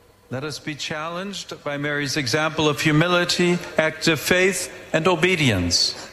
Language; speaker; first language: English; native; English